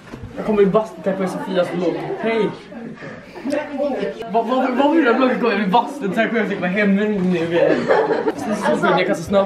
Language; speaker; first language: Swedish; native; Swedish